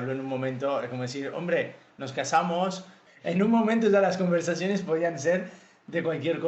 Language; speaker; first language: Spanish; native; Spanish